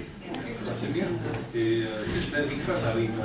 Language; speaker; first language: French; non-native, learner; Welsh